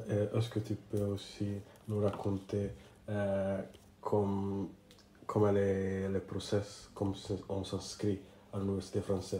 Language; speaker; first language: French; non-native, learner; English